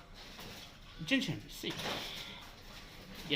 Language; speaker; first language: English; non-native, learner; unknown